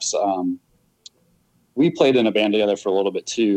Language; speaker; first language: English; native; English